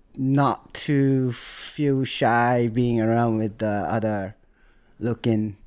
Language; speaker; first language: English; non-native, learner; Japanese